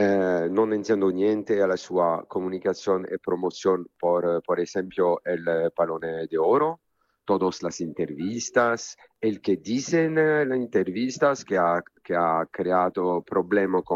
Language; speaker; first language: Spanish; non-native, fluent; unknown